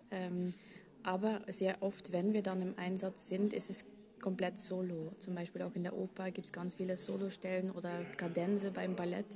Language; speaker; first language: German; non-native, fluent; Dutch